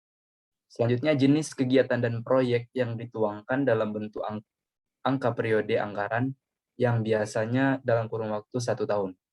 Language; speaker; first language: Indonesian; native; Indonesian